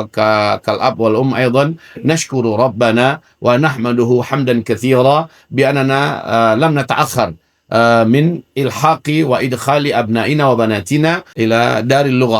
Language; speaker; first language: Arabic; non-native, fluent; Indonesian